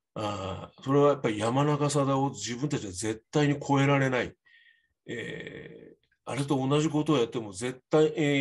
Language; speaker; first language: Japanese; native; Japanese